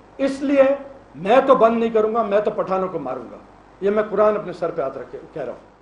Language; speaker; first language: Urdu; non-native, local second language; Sindhi